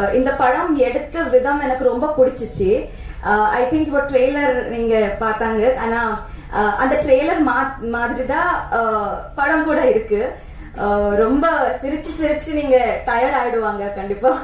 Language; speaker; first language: Tamil; non-native, learner; Telugu